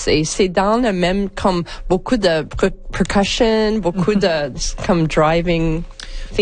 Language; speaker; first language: French; non-native, learner; English